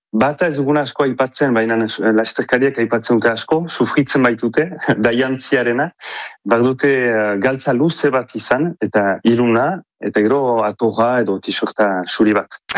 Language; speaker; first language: Basque; native; Basque